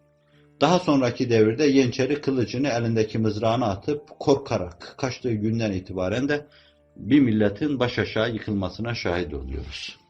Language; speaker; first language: Turkish; native; Turkish